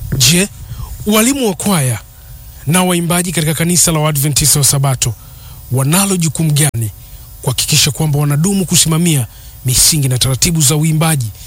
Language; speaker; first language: Swahili; native; Swahili